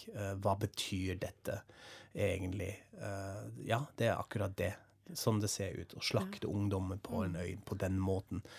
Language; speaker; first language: Norwegian; non-native, fluent; German